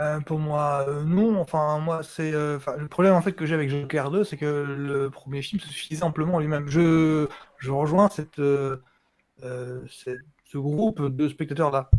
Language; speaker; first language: French; native; French